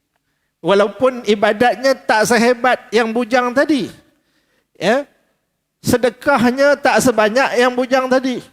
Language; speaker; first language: Malay; native; Malay